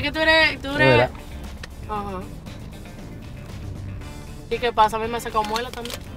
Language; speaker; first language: Spanish; native; Spanish